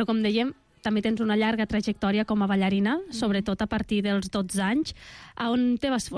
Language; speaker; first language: Catalan; native; Catalan